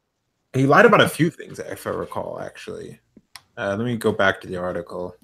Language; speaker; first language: English; native; English